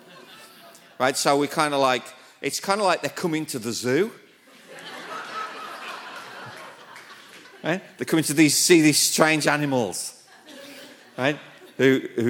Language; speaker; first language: English; native; English